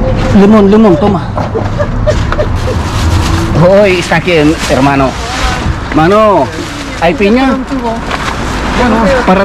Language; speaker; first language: Spanish; non-native, learner; Filipino